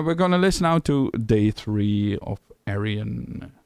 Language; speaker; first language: English; non-native, fluent; Dutch